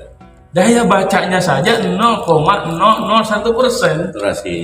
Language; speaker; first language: Indonesian; native; Indonesian